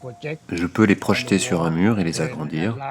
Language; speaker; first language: French; non-native, learner; Thai